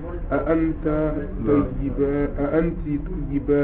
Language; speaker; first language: Arabic; non-native, learner; French